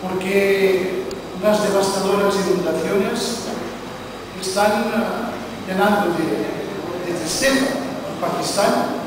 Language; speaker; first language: Spanish; non-native, local second language; Catalan